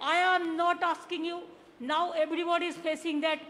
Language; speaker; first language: English; non-native, local second language; Bangla